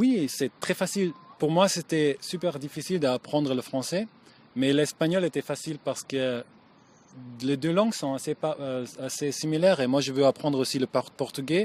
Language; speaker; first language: French; non-native, learner; German